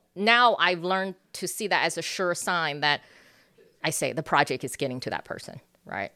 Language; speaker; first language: English; early bilingual, other home language; Chinese